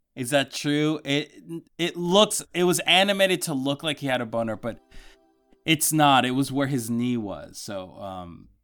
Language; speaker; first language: English; early bilingual, other home language; Spanish